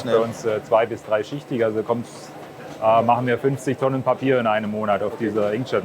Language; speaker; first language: German; native; German